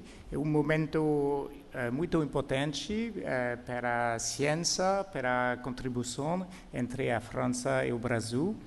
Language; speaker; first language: Portuguese; non-native, fluent; French